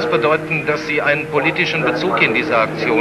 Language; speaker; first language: German; native; German